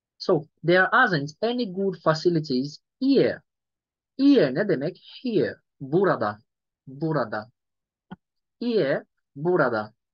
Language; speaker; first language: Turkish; non-native, fluent; Yoruba